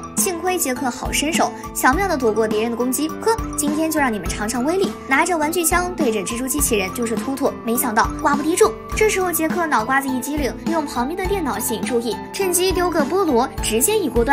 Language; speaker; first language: Chinese; native; Chinese